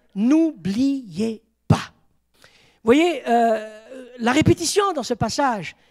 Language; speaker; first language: French; native; French